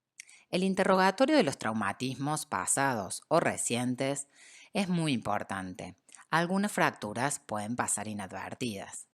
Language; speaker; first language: Spanish; native; Spanish